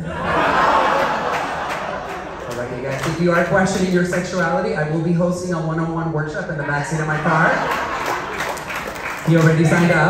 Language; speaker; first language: English; early bilingual, other home language; Spanish